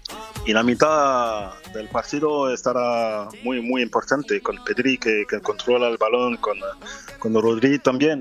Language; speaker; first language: Spanish; non-native, fluent; French